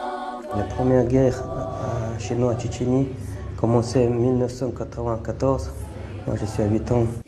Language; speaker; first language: French; non-native, learner; Chechen